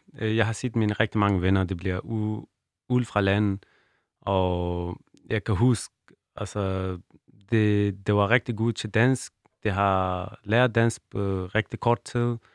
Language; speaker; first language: Danish; non-native, learner; Persian